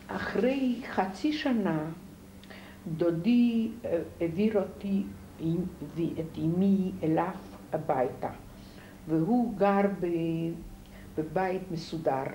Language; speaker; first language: Hebrew; non-native, fluent; Polish